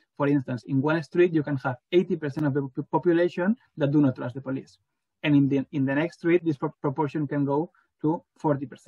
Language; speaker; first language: English; non-native, fluent; Spanish